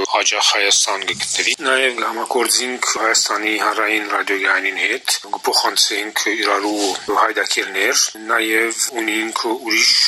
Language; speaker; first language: Armenian; early bilingual, heritage; Armenian